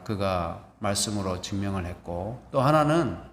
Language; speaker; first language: Korean; native; Korean